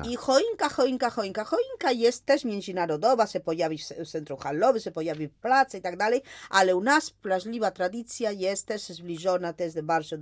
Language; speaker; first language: Polish; non-native, fluent; Spanish